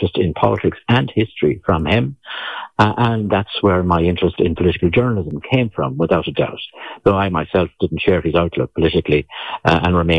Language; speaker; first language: English; native; English